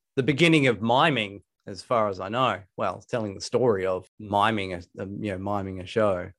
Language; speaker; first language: English; native; English